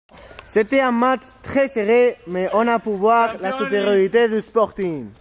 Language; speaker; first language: French; non-native, learner; Spanish